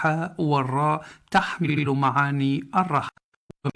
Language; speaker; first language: Arabic; native; Arabic